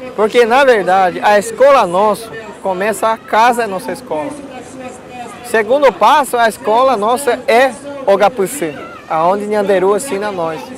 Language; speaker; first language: Portuguese; non-native, local second language; Guarani